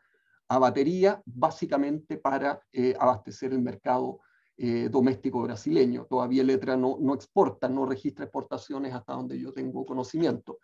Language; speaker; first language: Spanish; native; Spanish